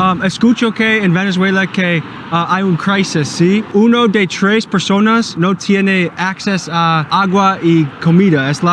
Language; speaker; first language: Spanish; non-native, learner; English